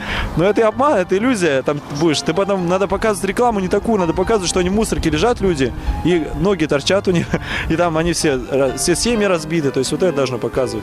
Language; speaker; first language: Russian; native; Russian